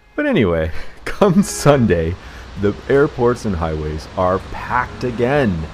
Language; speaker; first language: English; native; English